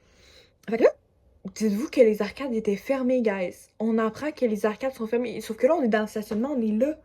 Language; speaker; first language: French; native; French